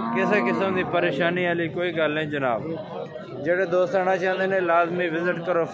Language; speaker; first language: Urdu; non-native, local second language; Punjabi